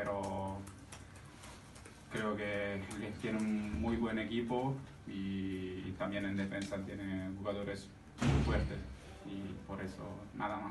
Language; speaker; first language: Spanish; non-native, learner; Italian